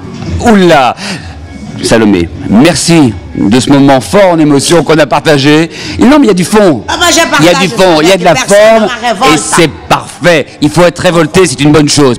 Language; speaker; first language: French; native; French